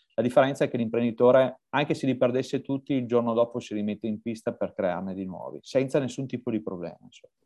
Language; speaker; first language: Italian; native; Italian